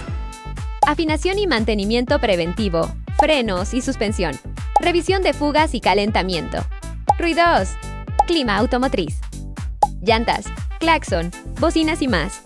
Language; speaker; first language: Spanish; native; Spanish